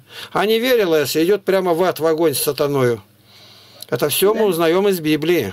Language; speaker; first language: Russian; native; Russian